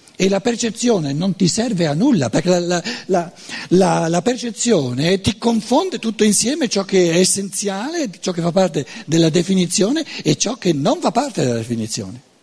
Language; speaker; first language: Italian; native; Italian